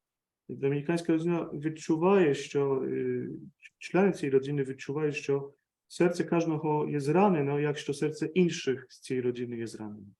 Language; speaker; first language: Ukrainian; non-native, fluent; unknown